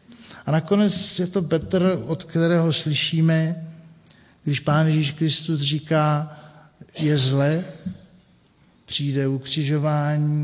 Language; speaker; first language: Czech; native; Czech